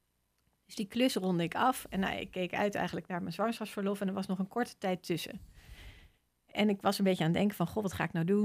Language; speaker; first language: Dutch; native; Dutch